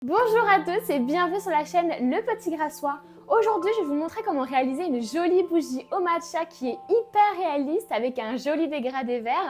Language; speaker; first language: French; native; French